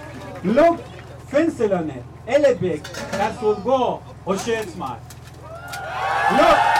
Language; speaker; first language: Danish; non-native, fluent; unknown